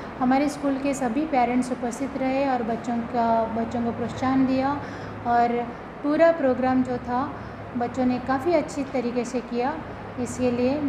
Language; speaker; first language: Hindi; non-native, local second language; Gujarati